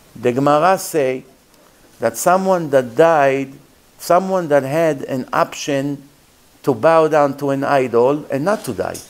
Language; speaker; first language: English; non-native, fluent; Hebrew